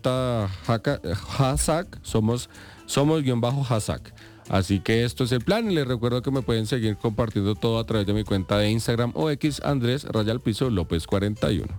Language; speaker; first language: Spanish; native; Spanish